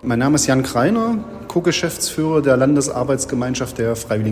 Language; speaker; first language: German; native; German